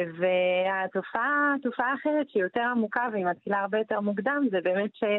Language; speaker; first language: Hebrew; non-native, fluent; French